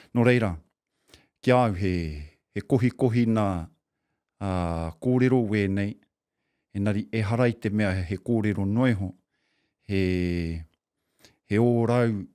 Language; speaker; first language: Māori; native; Māori